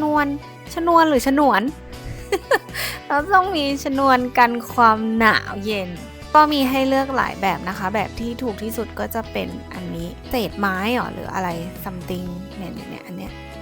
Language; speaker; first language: Thai; native; Thai